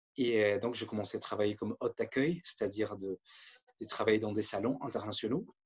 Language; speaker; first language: French; non-native, fluent; Portuguese